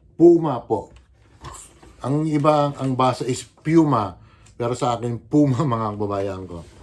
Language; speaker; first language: Filipino; native; Filipino